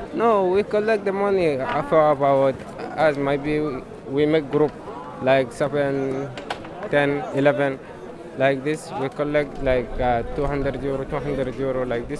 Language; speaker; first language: English; non-native, learner; Arabic